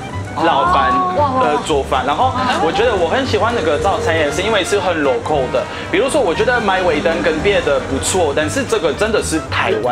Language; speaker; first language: Chinese; non-native, fluent; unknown